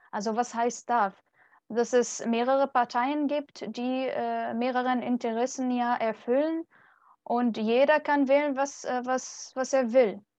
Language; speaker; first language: German; non-native, fluent; Arabic